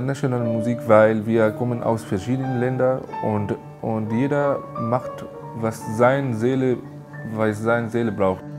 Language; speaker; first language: German; non-native, fluent; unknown